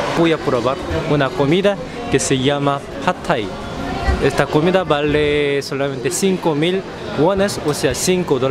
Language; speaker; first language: Spanish; non-native, fluent; Korean